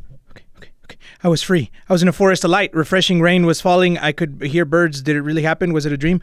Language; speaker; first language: English; early bilingual, other home language; Spanish